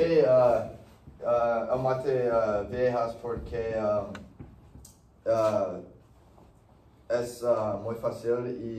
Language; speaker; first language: Spanish; non-native, learner; English